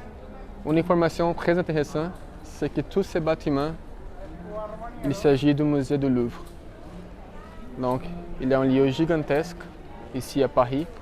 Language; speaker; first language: French; non-native, learner; Portuguese